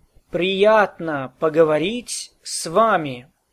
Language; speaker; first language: Russian; non-native, learner; English